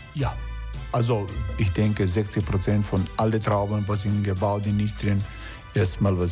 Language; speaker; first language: German; non-native, fluent; Croatian